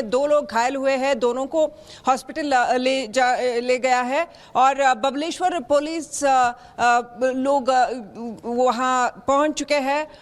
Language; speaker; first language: Hindi; non-native, local second language; Kannada